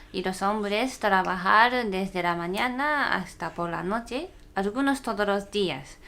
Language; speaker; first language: Spanish; non-native, fluent; Japanese